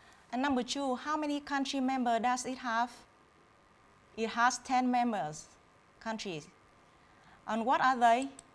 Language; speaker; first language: English; non-native, fluent; Vietnamese